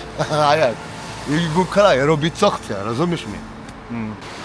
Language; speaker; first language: Polish; non-native, learner; Arabic